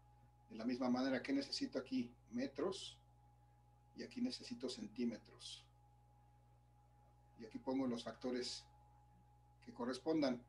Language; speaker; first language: Spanish; native; Spanish